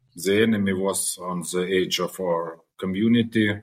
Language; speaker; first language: English; non-native, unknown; Ukrainian